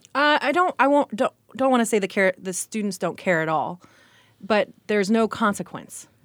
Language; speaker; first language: English; native; English